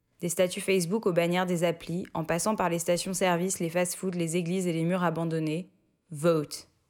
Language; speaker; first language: French; native; French